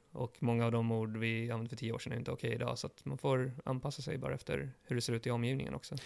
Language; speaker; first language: Swedish; early bilingual, other home language; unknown